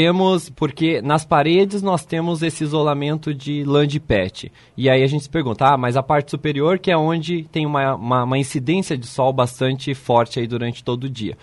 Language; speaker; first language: Portuguese; native; Portuguese